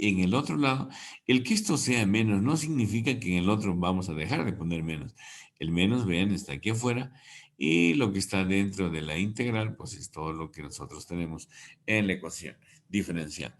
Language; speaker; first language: Spanish; native; Spanish